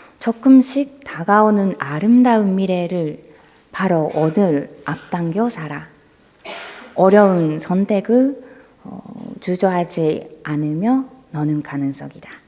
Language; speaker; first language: Korean; non-native, fluent; Japanese